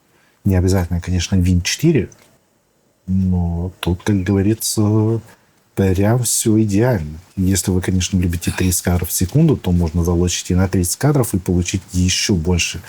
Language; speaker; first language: Russian; native; Russian